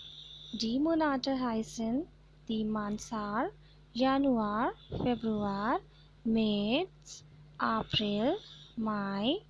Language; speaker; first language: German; non-native, fluent; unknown